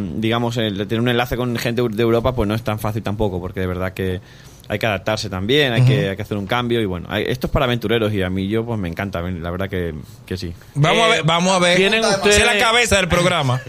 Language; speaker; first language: Spanish; native; Spanish